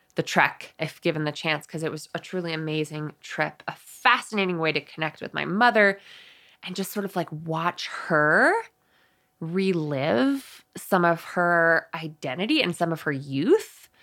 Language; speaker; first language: English; early bilingual, other home language; Spanish